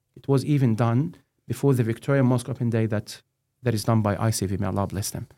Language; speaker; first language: English; non-native, fluent; Arabic